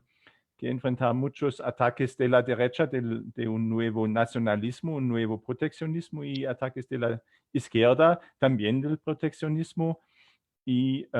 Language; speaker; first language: Spanish; non-native, fluent; German